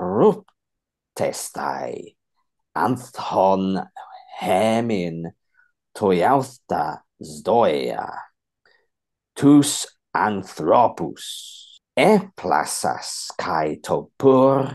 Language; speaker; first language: Greek; non-native, fluent; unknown